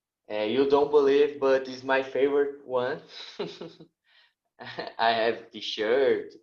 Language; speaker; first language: English; non-native, learner; Portuguese